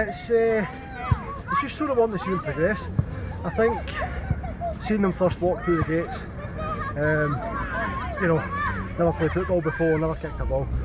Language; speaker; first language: English; native; English